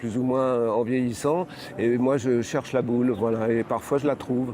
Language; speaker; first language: French; native; French